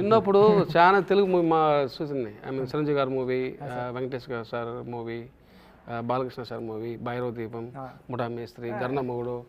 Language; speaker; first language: Telugu; non-native, learner; Tamil